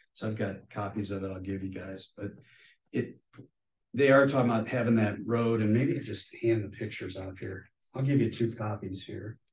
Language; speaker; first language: English; native; English